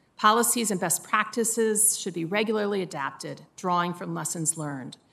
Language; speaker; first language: English; native; English